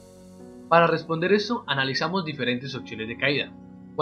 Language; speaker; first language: Spanish; native; Spanish